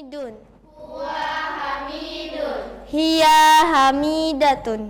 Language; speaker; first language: Arabic; non-native, learner; Indonesian